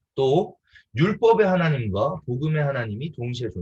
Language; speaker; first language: Korean; native; Korean